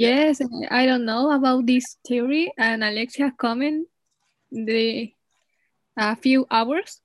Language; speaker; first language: English; non-native, learner; Spanish